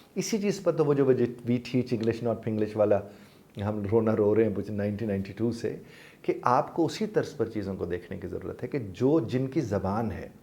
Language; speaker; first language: Urdu; native; Urdu